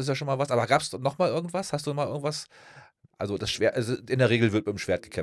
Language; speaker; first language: German; native; German